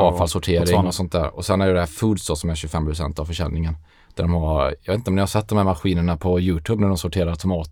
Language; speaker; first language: Swedish; native; Swedish